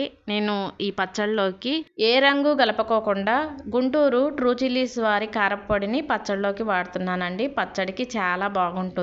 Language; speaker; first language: Telugu; native; Telugu